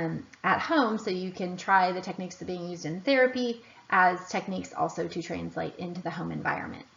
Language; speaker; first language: English; native; English